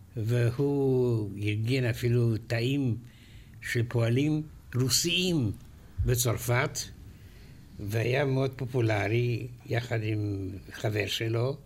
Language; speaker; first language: Hebrew; non-native, fluent; Romanian